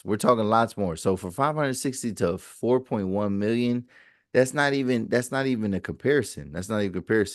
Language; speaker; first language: English; native; English